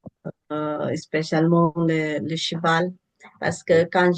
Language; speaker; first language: French; non-native, learner; English